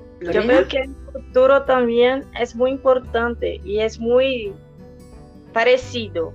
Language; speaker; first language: Spanish; non-native, fluent; Portuguese